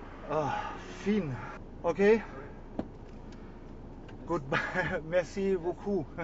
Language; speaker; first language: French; non-native, learner; German